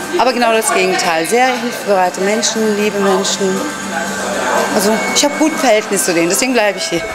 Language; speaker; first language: German; non-native, fluent; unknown